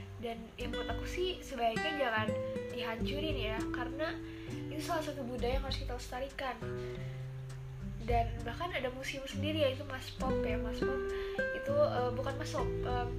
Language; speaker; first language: Indonesian; native; Indonesian